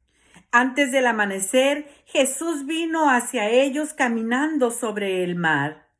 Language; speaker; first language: Spanish; native; Spanish